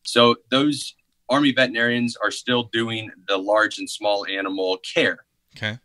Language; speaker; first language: English; native; English